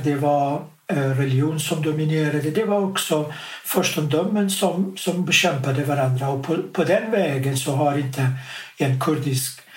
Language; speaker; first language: Swedish; non-native, fluent; Kurdish